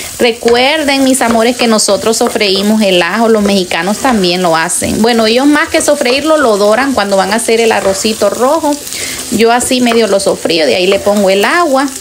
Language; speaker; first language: Spanish; native; Spanish